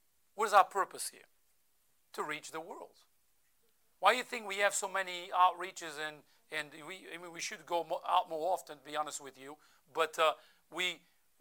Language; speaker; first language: English; non-native, fluent; Portuguese